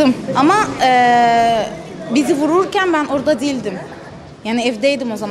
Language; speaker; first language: Turkish; early bilingual, other home language; Arabic